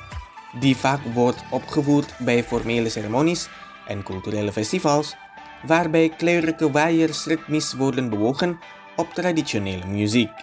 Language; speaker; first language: Dutch; non-native, fluent; Indonesian